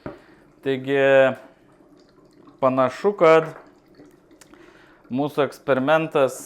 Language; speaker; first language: Lithuanian; native; Lithuanian